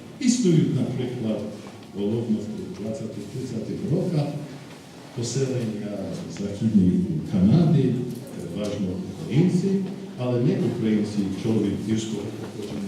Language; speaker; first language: Ukrainian; non-native, fluent; English